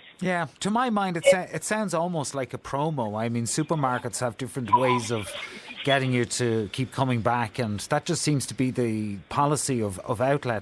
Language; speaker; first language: English; native; English